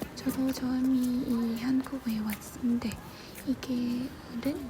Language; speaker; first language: Korean; non-native, learner; Vietnamese